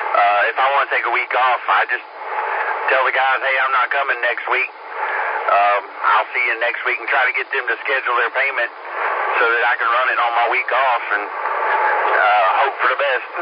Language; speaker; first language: English; native; English